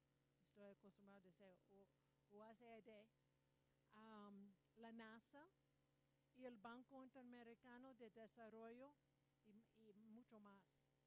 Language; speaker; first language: Spanish; non-native, learner; English